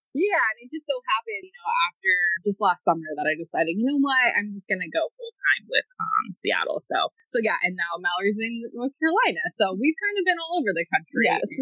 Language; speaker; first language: English; native; English